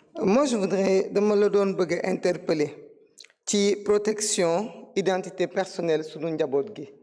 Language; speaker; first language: Wolof; non-native, local second language; Fula